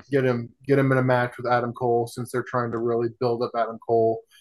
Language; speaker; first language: English; native; English